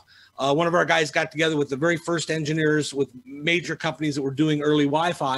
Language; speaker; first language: English; native; English